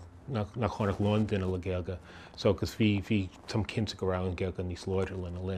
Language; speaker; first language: Irish; non-native, fluent; English